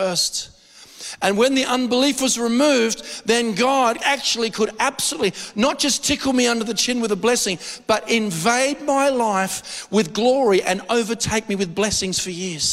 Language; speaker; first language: English; native; English